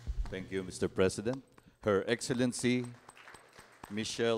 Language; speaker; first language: English; non-native, local second language; Filipino